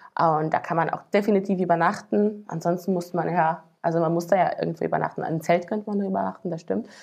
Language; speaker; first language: German; non-native, fluent; Slovak